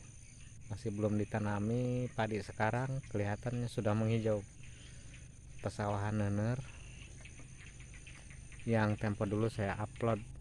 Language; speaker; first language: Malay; non-native, local second language; Sundanese